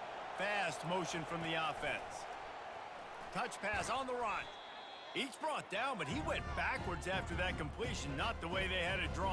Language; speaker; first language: English; native; English